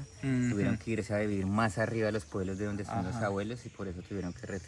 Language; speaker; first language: Spanish; native; Spanish